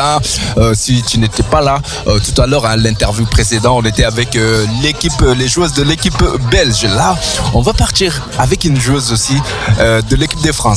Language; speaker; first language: French; native; French